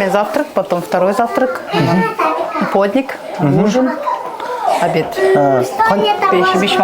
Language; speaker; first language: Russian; non-native, local second language; Kyrgyz